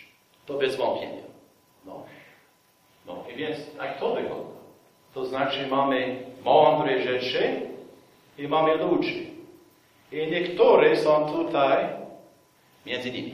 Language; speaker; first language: Polish; non-native, fluent; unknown